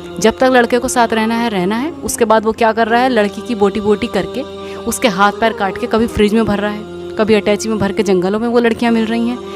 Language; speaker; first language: Urdu; native; Urdu